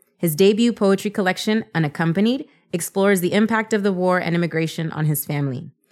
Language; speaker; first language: English; early bilingual, other home language; Spanish